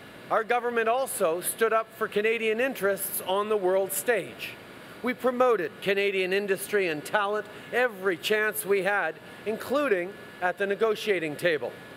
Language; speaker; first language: English; early bilingual, other home language; French